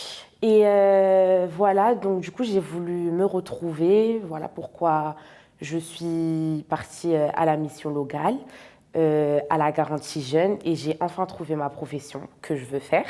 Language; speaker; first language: French; native; French